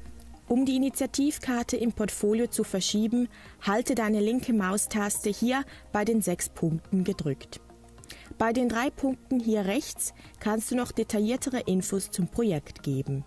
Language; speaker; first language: German; native; German